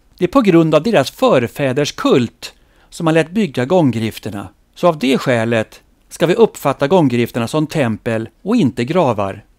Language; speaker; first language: Swedish; native; Swedish